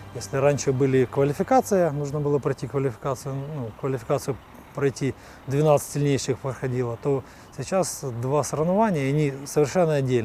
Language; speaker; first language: Ukrainian; non-native, local second language; Russian